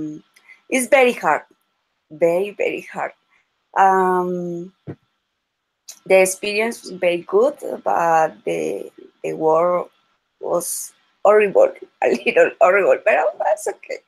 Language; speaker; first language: English; non-native, learner; Spanish